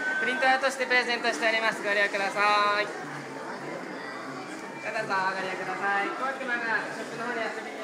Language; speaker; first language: Japanese; native; Japanese